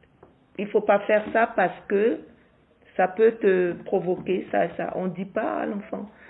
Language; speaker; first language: French; non-native, local second language; Arabic